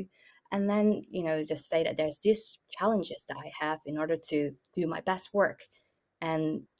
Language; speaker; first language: English; non-native, local second language; Cantonese